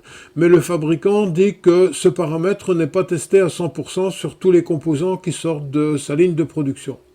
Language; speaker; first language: French; native; French